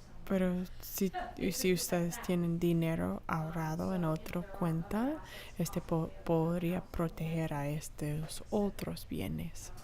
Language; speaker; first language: Spanish; non-native, fluent; English